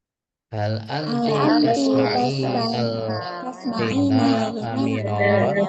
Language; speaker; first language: Arabic; non-native, learner; Indonesian